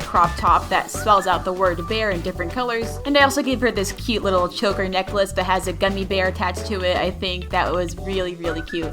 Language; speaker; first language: English; native; English